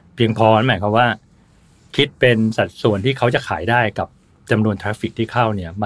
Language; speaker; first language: Thai; native; Thai